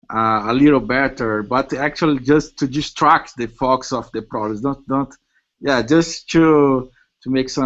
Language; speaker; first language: English; non-native, learner; Portuguese